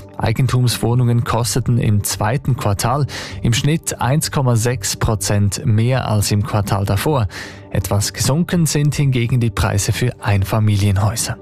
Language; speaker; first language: German; native; German